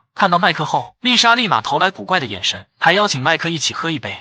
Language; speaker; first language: Chinese; native; Chinese